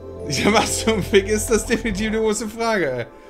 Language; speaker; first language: German; native; German